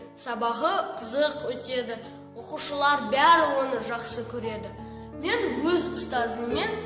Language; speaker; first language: Kazakh; non-native, local second language; Russian